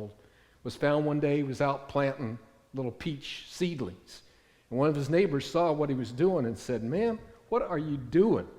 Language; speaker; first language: English; native; English